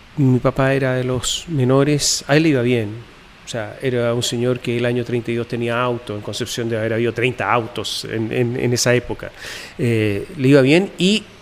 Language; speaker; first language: Spanish; native; Spanish